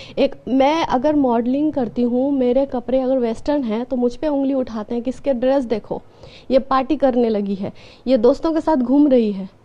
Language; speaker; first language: Hindi; non-native, local second language; Bangla